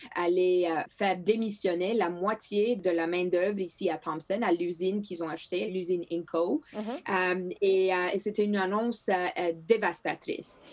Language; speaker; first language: French; non-native, local second language; Greek